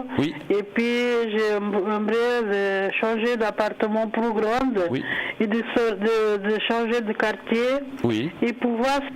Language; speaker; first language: French; non-native, learner; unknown